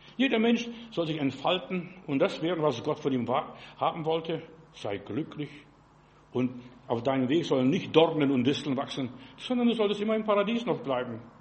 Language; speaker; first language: German; non-native, fluent; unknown